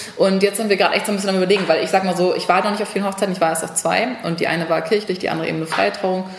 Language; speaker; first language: German; native; German